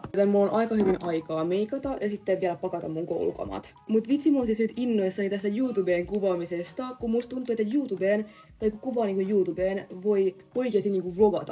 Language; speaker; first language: Finnish; native; Finnish